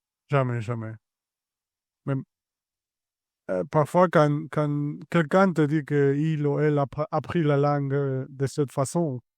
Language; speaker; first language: French; non-native, fluent; Spanish